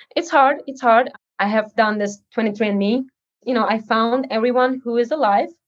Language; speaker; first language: English; early bilingual, other home language; Uzbek